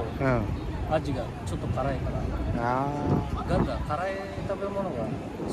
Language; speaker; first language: Japanese; non-native, learner; Indonesian